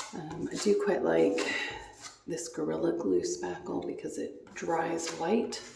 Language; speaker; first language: English; native; English